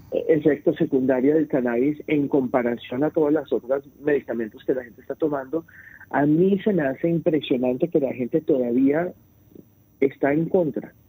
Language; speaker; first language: Spanish; early bilingual, heritage; Spanish